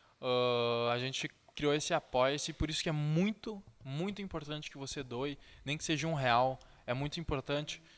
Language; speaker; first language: Portuguese; native; Portuguese